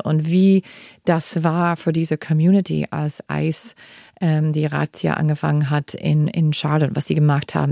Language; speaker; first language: German; non-native, fluent; English